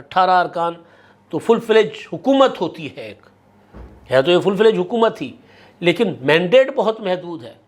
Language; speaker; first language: Urdu; non-native, local second language; Sindhi